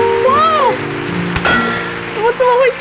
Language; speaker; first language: Chinese; native; Chinese